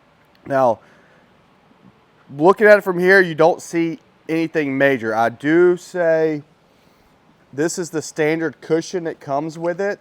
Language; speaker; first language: English; native; English